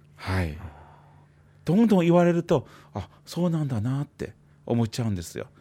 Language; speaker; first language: Japanese; non-native, fluent; Chinese